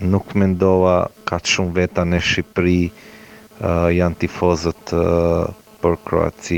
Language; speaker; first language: Albanian; non-native, learner; Croatian